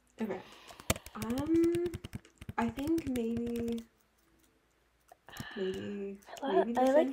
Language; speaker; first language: English; native; English